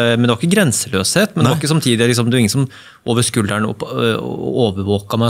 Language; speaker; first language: Norwegian; native; Norwegian